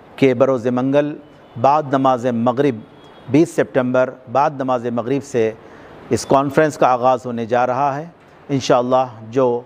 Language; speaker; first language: Urdu; native; Urdu